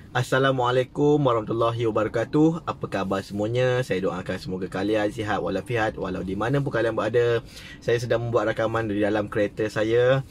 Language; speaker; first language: Malay; native; Malay